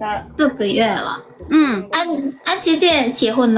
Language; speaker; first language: Chinese; non-native, learner; Indonesian